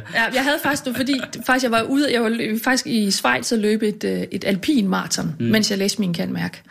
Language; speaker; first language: Danish; native; Danish